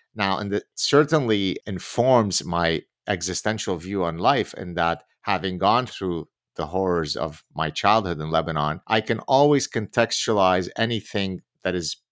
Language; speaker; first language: English; early bilingual, other home language; Arabic